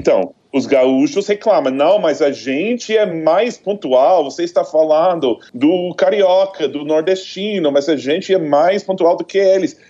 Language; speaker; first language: Portuguese; non-native, fluent; English